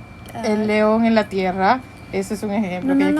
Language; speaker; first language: Spanish; early bilingual, heritage; Spanish